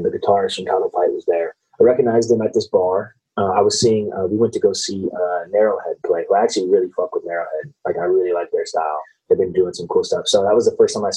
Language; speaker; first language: English; native; English